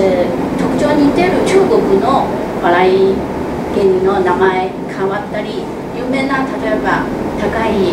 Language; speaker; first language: Japanese; non-native, fluent; Chinese